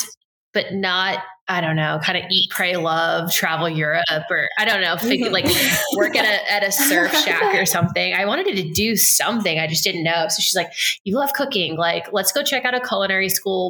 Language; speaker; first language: English; native; English